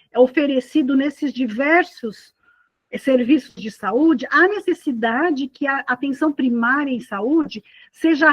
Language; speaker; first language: Portuguese; native; Portuguese